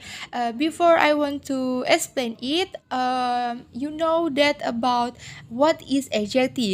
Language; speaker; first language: English; non-native, learner; Indonesian